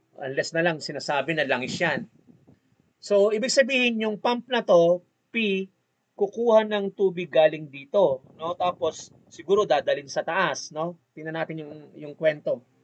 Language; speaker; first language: Filipino; native; Filipino